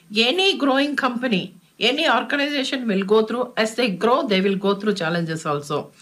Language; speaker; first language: English; non-native, local second language; Telugu